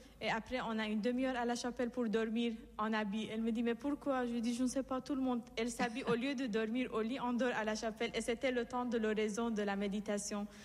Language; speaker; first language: French; non-native, fluent; Persian